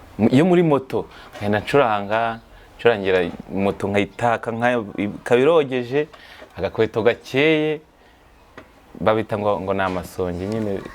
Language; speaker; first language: Kinyarwanda; native; Kinyarwanda